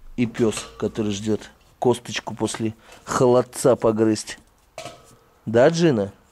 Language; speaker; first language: Russian; native; Russian